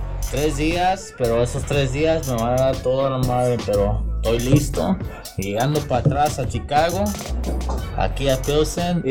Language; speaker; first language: Spanish; early bilingual, heritage; Spanish